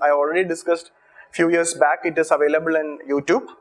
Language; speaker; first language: English; non-native, local second language; Malayalam